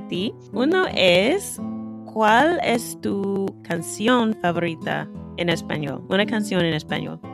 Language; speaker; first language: Spanish; non-native, fluent; English